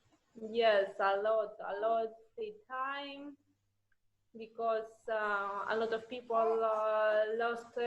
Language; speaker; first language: English; non-native, learner; Russian